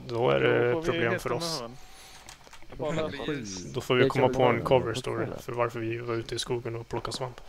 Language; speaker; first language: Swedish; native; Swedish